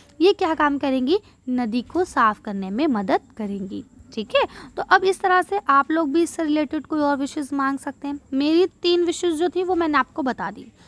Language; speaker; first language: Hindi; native; Hindi